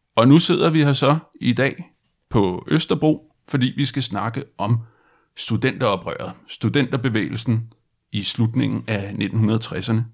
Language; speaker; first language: Danish; native; Danish